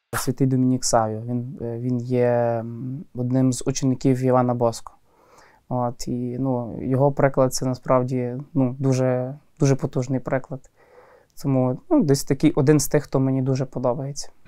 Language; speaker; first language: Ukrainian; native; Ukrainian